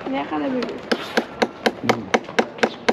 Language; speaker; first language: Turkish; non-native, learner; Uzbek